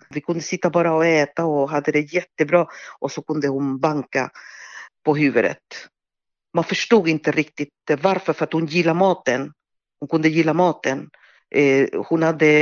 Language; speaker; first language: Swedish; non-native, fluent; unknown